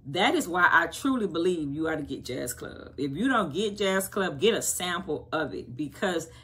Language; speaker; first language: English; native; English